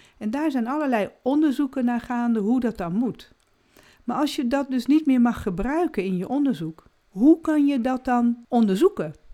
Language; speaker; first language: Dutch; native; Dutch